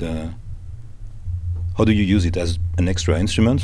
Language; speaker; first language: English; non-native, fluent; French